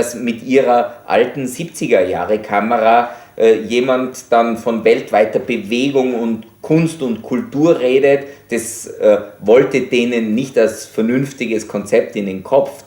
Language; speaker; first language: German; native; German